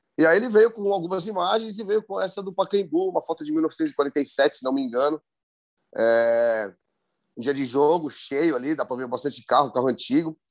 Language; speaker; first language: Portuguese; native; Portuguese